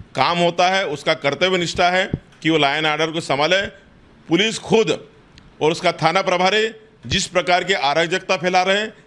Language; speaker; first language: Hindi; native; Hindi